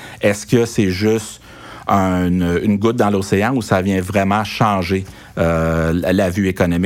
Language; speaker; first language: French; native; French